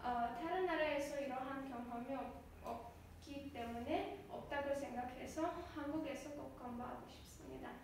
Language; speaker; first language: Korean; non-native, learner; Azerbaijani